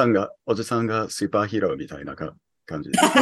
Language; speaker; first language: Japanese; early bilingual, heritage; English